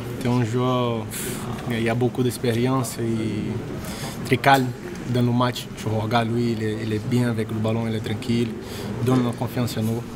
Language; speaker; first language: French; non-native, learner; Portuguese